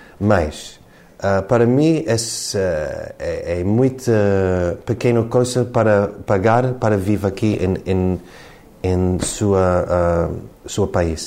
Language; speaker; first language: Portuguese; non-native, learner; English